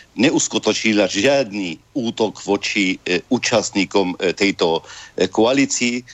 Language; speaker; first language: Slovak; non-native, fluent; Arabic